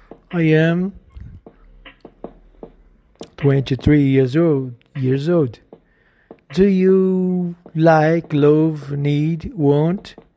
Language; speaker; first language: English; non-native, learner; Portuguese